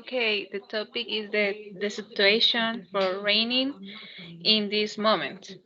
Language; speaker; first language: English; non-native, learner; Spanish